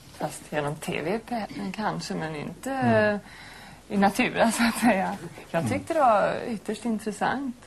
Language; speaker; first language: Swedish; non-native, fluent; German